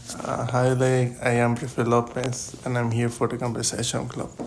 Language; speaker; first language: English; non-native, learner; Spanish